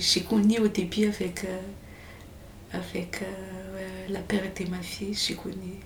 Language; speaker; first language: French; non-native, local second language; Malagasy